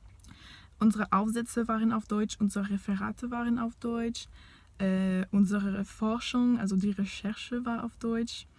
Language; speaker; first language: German; non-native, fluent; French